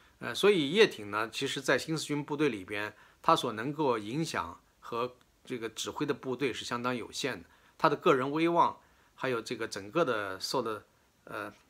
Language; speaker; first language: Chinese; native; Chinese